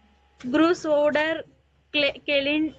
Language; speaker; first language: German; non-native, learner; Tamil